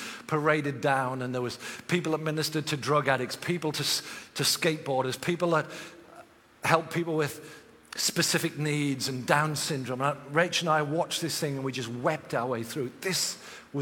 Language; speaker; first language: English; native; English